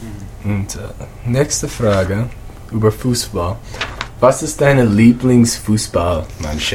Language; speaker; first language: German; non-native, learner; English